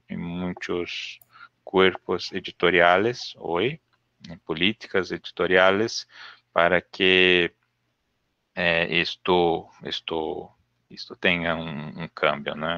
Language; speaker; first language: Spanish; non-native, learner; Portuguese